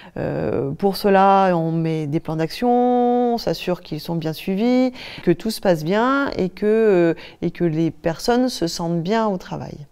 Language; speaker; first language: French; native; French